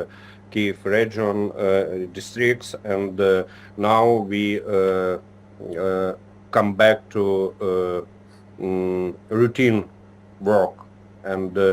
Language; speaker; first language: English; non-native, learner; Ukrainian